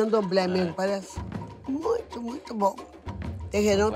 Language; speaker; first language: Portuguese; native; Portuguese